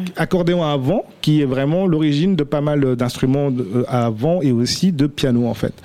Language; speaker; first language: French; early bilingual, other home language; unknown